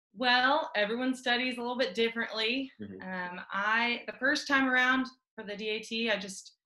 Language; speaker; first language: English; native; English